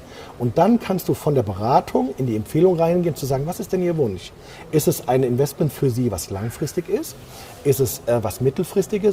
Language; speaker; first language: German; native; German